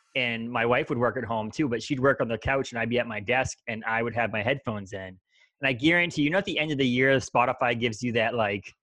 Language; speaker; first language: English; native; English